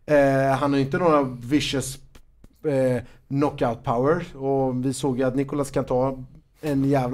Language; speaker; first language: Swedish; native; Swedish